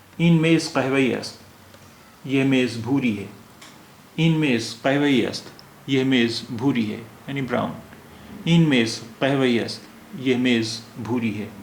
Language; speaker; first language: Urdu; native; Urdu